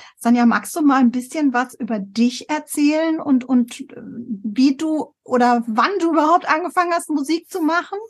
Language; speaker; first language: German; native; German